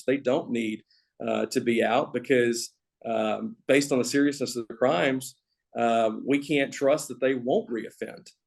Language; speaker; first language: English; native; English